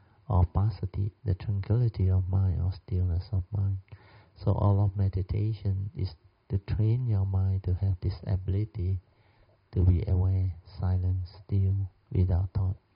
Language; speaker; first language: English; non-native, local second language; Min Nan Chinese